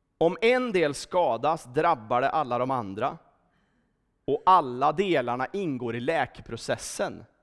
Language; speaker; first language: Swedish; native; Swedish